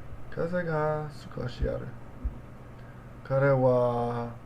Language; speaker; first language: Japanese; non-native, learner; English